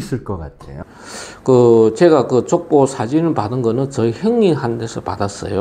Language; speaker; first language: Korean; early bilingual, other home language; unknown